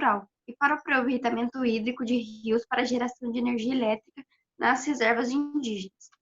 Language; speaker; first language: Portuguese; native; Portuguese